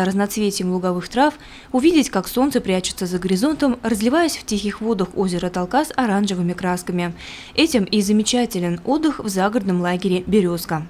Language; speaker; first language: Russian; native; Russian